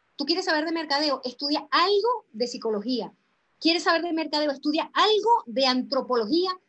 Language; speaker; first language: Spanish; native; Spanish